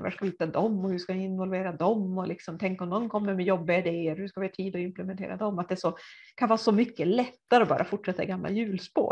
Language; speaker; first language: Swedish; native; Swedish